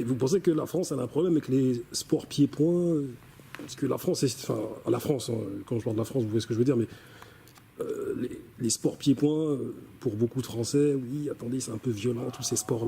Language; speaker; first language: French; native; French